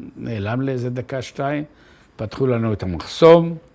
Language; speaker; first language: Hebrew; native; Hebrew